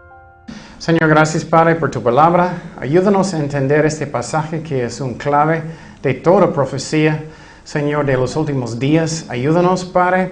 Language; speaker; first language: Spanish; non-native, fluent; English